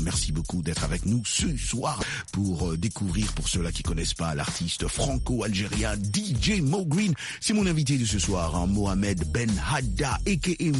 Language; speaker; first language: French; non-native, local second language; Lingala